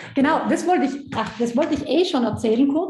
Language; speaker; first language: German; native; German